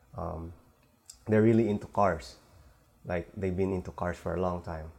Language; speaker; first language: English; non-native, local second language; Filipino